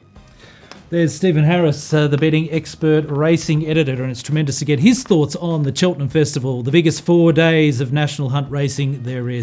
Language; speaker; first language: English; native; English